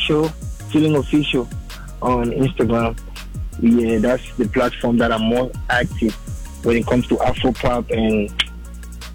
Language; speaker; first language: English; non-native, local second language; French